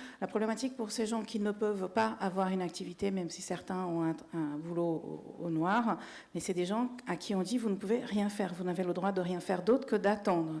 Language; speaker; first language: French; native; French